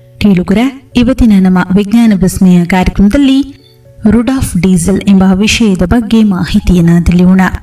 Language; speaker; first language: Kannada; native; Kannada